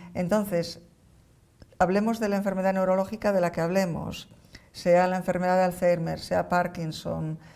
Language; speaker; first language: Spanish; native; Spanish